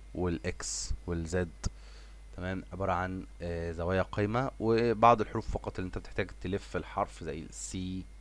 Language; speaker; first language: Arabic; native; Arabic